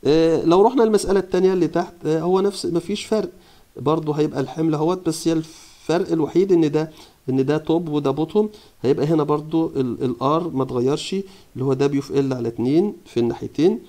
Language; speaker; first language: Arabic; native; Arabic